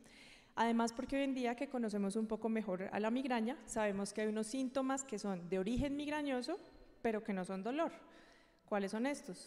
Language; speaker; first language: Spanish; native; Spanish